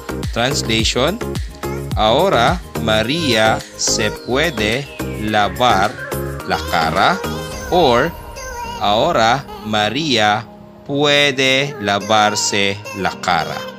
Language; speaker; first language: Spanish; non-native, learner; Filipino